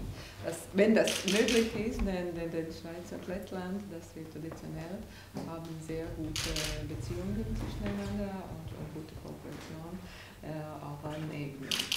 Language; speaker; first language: German; non-native, learner; Latvian